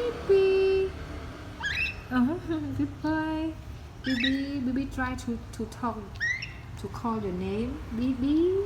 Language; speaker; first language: English; non-native, learner; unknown